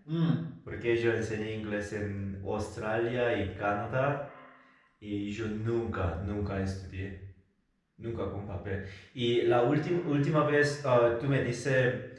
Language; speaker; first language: Spanish; non-native, learner; Korean